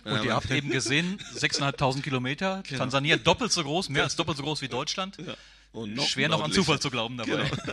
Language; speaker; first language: German; native; German